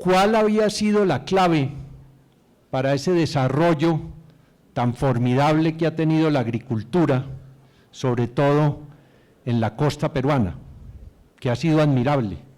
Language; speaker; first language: Spanish; native; Spanish